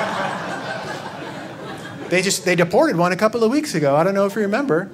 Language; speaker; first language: English; native; English